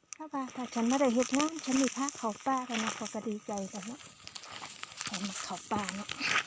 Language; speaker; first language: Thai; native; Thai